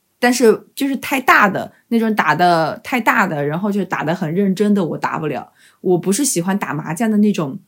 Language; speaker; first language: Chinese; native; Chinese